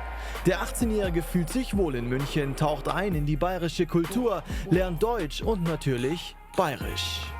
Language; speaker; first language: German; native; German